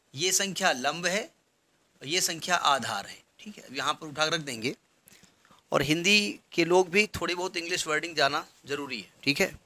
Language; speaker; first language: Hindi; native; Hindi